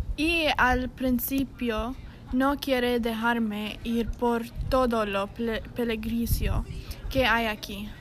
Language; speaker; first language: Spanish; non-native, learner; English